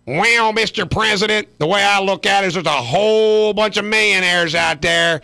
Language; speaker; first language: English; native; English